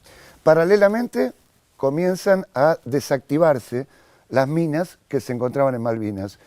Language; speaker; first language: Spanish; native; Spanish